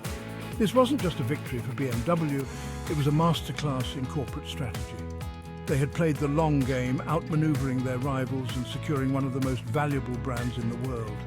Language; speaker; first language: English; native; English